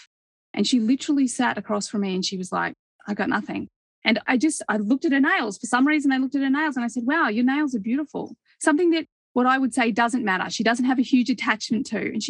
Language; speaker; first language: English; native; English